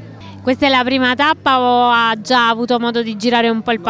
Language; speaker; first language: Italian; native; Italian